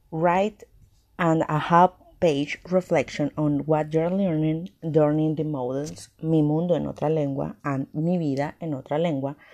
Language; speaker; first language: English; non-native, learner; Spanish